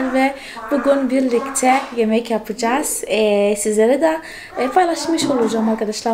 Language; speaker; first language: Turkish; non-native, fluent; Portuguese